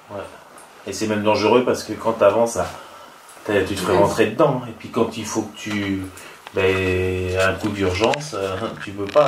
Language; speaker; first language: French; native; French